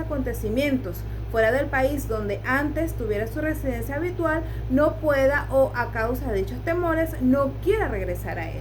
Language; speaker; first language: Spanish; native; Spanish